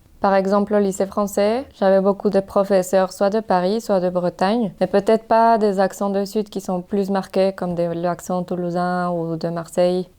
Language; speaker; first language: French; non-native, fluent; Spanish